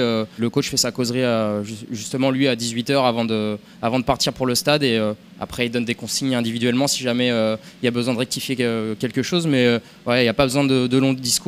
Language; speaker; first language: French; native; French